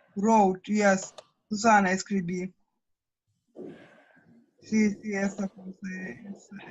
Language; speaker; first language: Spanish; non-native, learner; Russian